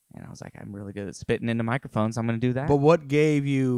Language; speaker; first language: English; native; English